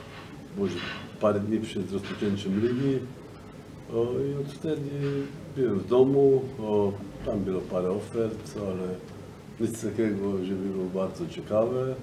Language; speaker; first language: Polish; non-native, fluent; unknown